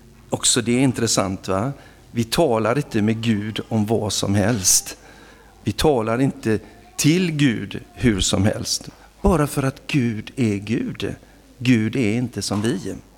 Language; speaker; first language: Swedish; native; Swedish